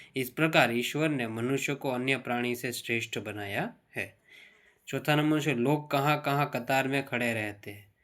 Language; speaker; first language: Hindi; non-native, local second language; Gujarati